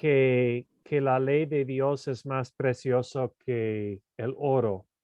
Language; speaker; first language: Spanish; non-native, fluent; English